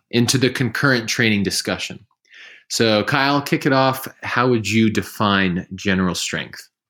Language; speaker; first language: English; native; English